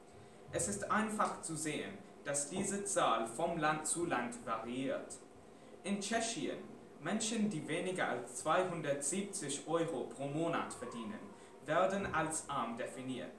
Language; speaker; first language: German; non-native, fluent; English